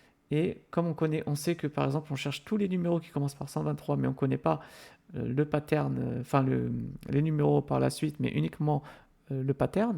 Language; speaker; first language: French; native; French